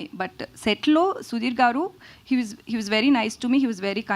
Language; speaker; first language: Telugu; non-native, learner; Tamil